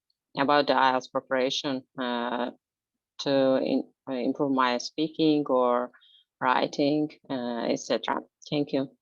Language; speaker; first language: English; non-native, learner; Azerbaijani